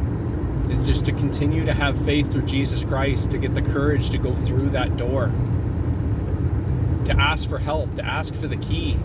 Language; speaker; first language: English; native; English